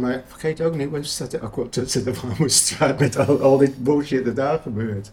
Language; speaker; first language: Dutch; non-native, fluent; English